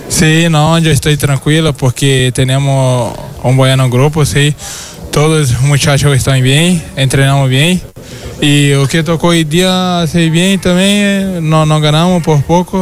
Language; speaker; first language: Spanish; non-native, learner; Portuguese